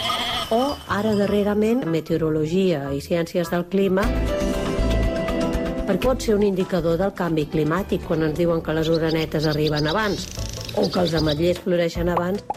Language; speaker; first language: Catalan; native; Catalan